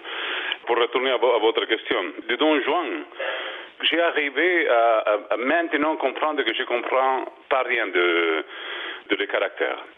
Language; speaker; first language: French; non-native, learner; Spanish